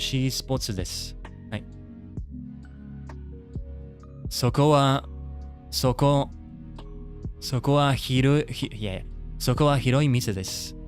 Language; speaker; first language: Japanese; non-native, learner; English